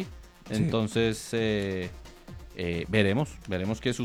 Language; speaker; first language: Spanish; native; Spanish